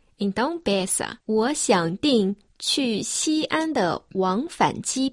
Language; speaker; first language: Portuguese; non-native, fluent; Chinese